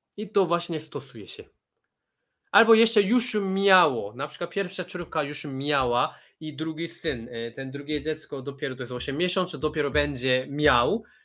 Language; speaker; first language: Polish; non-native, fluent; Korean